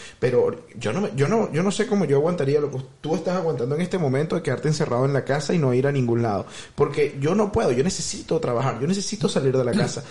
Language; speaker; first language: Spanish; native; Spanish